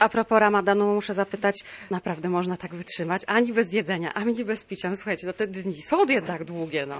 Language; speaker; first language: Polish; native; Polish